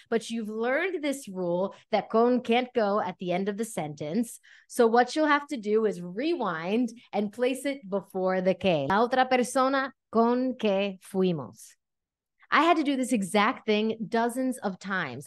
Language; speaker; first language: English; native; English